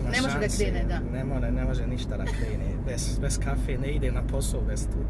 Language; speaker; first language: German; early bilingual, other home language; Bosnian